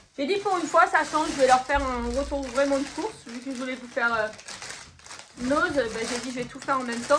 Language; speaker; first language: French; native; French